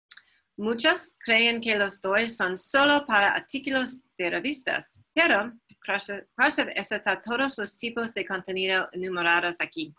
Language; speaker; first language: Spanish; non-native, fluent; English